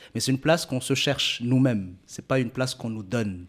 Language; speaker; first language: French; non-native, local second language; Malagasy